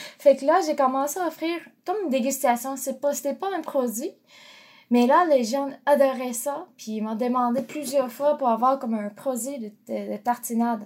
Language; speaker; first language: French; non-native, fluent; Japanese